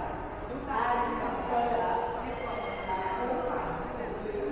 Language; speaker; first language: Vietnamese; native; Vietnamese